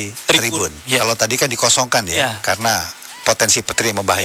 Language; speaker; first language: Indonesian; native; Indonesian